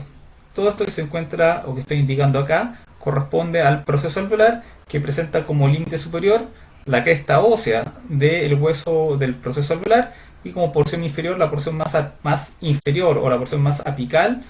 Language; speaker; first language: Spanish; native; Spanish